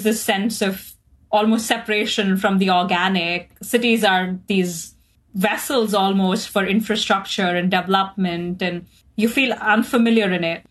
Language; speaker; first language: English; non-native, local second language; Hindi